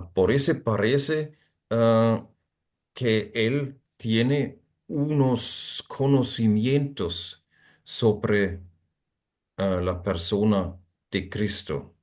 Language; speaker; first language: Spanish; non-native, fluent; German